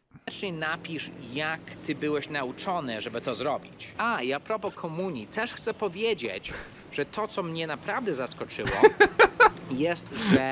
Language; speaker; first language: Polish; early bilingual, heritage; Polish